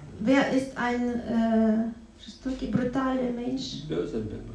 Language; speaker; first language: German; non-native, fluent; Russian